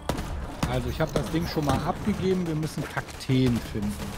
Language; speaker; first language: German; native; German